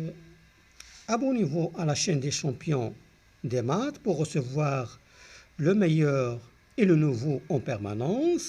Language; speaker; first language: French; non-native, local second language; Arabic